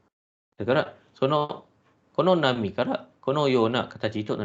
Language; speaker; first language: Japanese; non-native, fluent; Malay